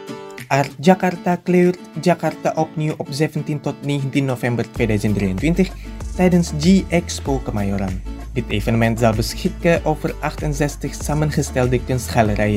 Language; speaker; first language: Dutch; non-native, fluent; Indonesian